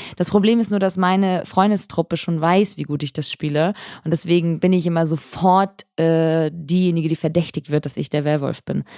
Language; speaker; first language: German; early bilingual, other home language; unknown